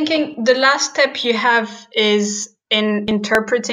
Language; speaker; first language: English; non-native, fluent; French